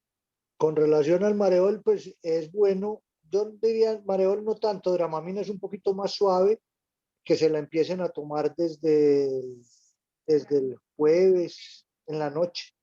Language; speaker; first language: Spanish; native; Spanish